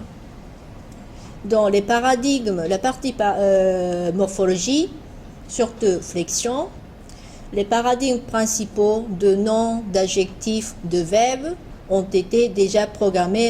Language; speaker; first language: French; non-native, fluent; Japanese